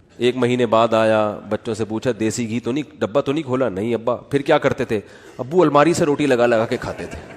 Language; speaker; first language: Urdu; native; Urdu